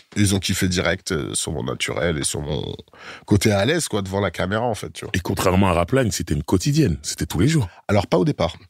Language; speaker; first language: French; early bilingual, heritage; French